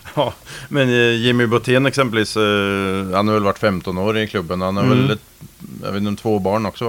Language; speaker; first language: Swedish; native; Swedish